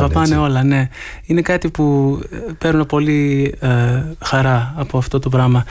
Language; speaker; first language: Greek; early bilingual, heritage; Greek